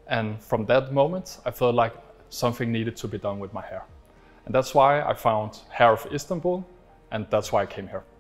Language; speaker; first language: English; non-native, fluent; Danish